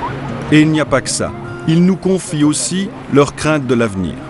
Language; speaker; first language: French; native; French